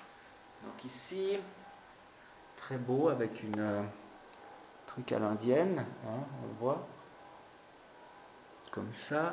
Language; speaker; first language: French; native; French